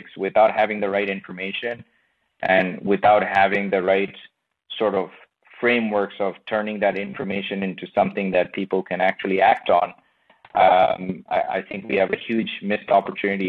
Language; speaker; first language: English; non-native, local second language; Bangla